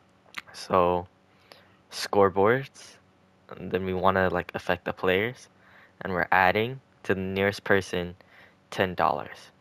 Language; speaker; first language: English; native; English